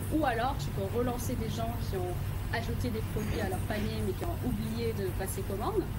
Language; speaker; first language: French; non-native, fluent; Vietnamese